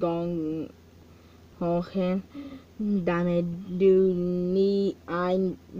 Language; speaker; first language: German; non-native, learner; English